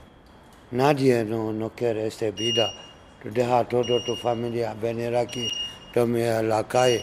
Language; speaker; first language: Spanish; non-native, learner; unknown